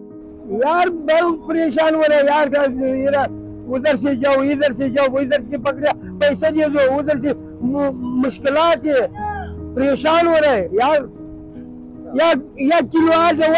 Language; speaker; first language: Hindi; non-native, local second language; Pashto